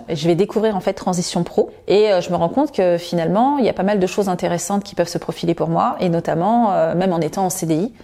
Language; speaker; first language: French; native; French